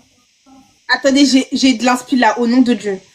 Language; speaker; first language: French; native; French